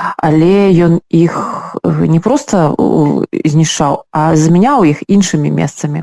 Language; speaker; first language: Belarusian; non-native, local second language; Russian